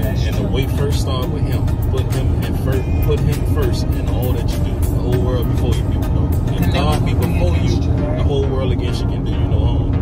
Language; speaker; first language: English; native; English